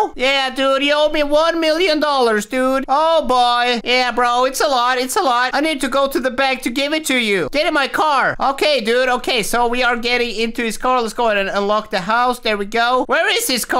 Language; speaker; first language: English; native; English